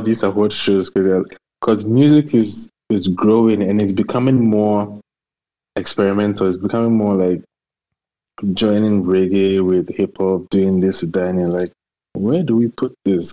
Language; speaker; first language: English; non-native, local second language; Akan